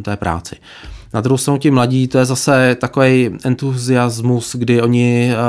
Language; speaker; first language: Czech; native; Czech